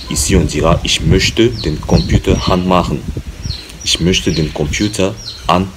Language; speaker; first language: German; non-native, learner; French